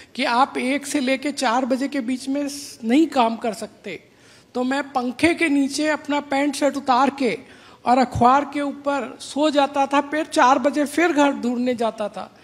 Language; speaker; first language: Hindi; native; Hindi